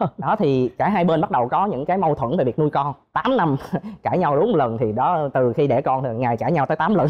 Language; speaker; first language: Vietnamese; non-native, local second language; Cantonese